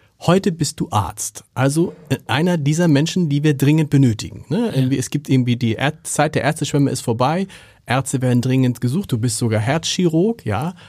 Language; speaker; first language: German; native; German